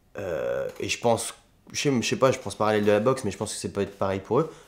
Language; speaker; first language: French; native; French